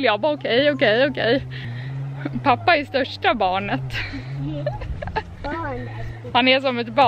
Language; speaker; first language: Swedish; native; Swedish